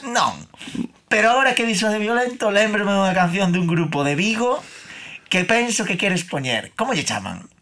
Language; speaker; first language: Galician; non-native, local second language; Spanish